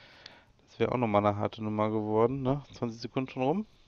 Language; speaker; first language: German; native; German